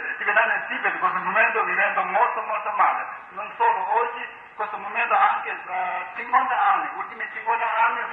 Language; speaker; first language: Italian; non-native, learner; Tibetan